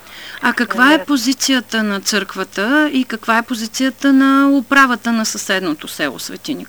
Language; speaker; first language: Bulgarian; native; Bulgarian